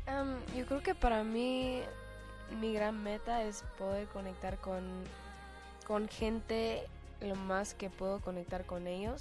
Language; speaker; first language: Spanish; early bilingual, heritage; English